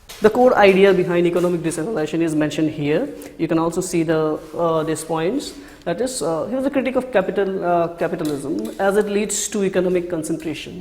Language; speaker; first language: English; non-native, local second language; Assamese